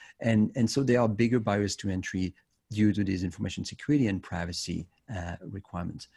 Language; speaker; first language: English; non-native, fluent; French